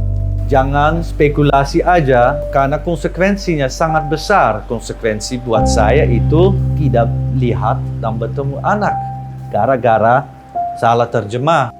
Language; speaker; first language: Indonesian; non-native, learner; Dutch